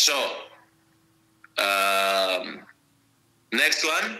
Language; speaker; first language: English; non-native, fluent; Greek